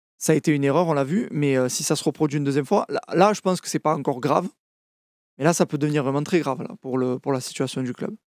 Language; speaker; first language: French; native; French